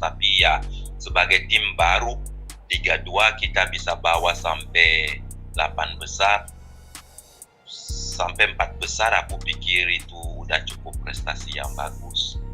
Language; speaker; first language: Indonesian; non-native, fluent; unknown